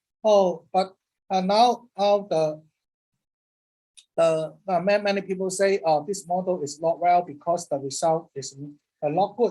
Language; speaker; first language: English; non-native, learner; Cantonese